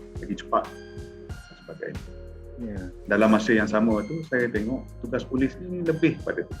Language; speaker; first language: Malay; native; Malay